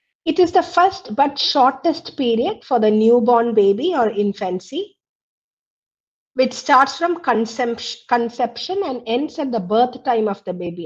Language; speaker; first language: English; non-native, local second language; Malayalam